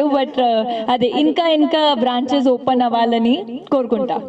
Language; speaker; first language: Telugu; non-native, local second language; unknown